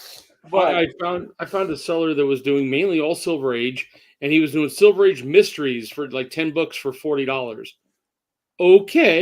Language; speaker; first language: English; native; English